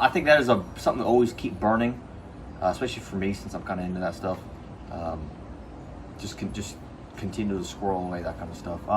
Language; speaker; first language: English; native; English